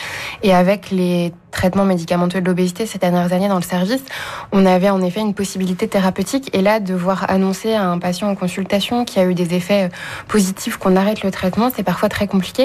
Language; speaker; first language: French; native; French